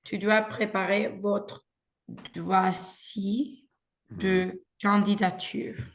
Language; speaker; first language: French; non-native, learner; Spanish